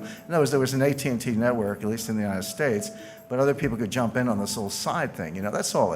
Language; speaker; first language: English; native; English